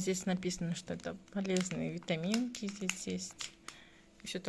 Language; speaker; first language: Russian; non-native, local second language; Kazakh